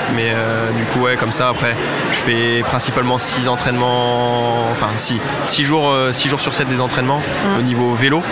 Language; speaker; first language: French; native; French